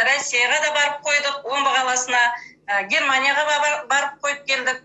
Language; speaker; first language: Kazakh; non-native, local second language; Russian